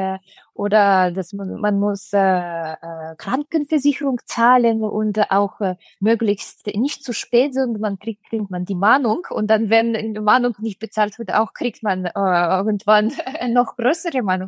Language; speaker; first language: German; non-native, fluent; Russian